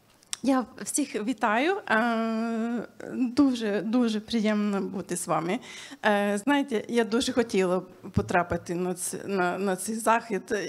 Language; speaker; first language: Ukrainian; non-native, fluent; Swedish